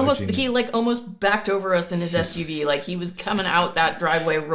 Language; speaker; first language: English; native; English